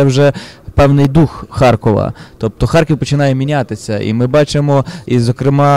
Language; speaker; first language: Ukrainian; native; Ukrainian